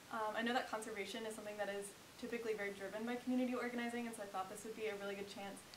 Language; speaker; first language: English; native; English